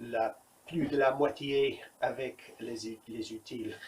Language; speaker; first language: French; non-native, learner; English